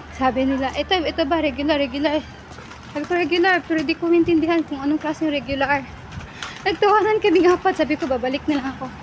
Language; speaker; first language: Filipino; non-native, local second language; Cebuano